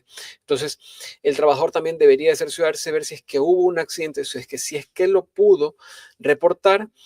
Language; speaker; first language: Spanish; native; Spanish